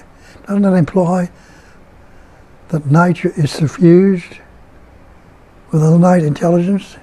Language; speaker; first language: English; native; English